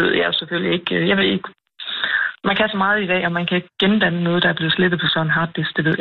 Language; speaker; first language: Danish; native; Danish